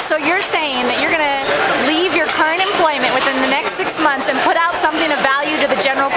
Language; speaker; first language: English; native; English